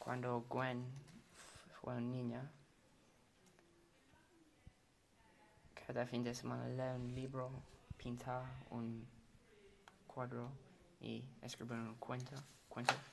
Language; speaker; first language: Spanish; non-native, learner; English